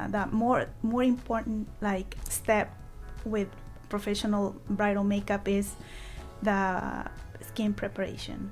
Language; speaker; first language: English; non-native, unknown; Spanish